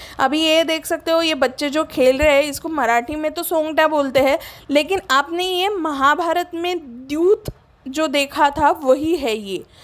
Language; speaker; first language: Hindi; non-native, local second language; Marathi